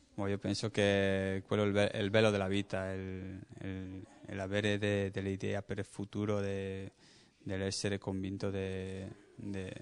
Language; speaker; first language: Italian; non-native, learner; Spanish